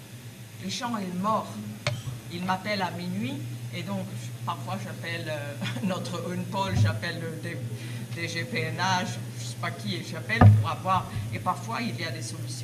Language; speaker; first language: French; non-native, fluent; Swedish